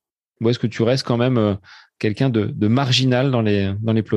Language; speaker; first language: French; native; French